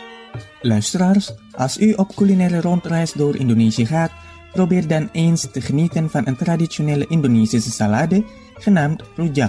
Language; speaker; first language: Dutch; non-native, fluent; Indonesian